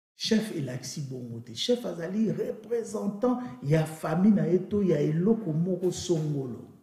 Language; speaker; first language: Lingala; native; Lingala